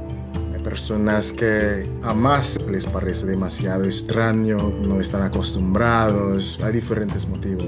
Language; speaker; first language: Spanish; non-native, fluent; English